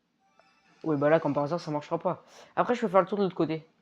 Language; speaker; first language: French; native; French